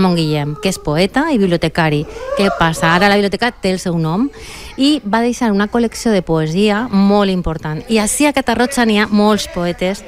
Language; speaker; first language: Catalan; non-native, local second language; Spanish